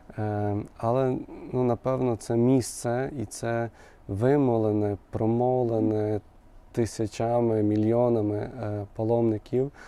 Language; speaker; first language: Ukrainian; native; Ukrainian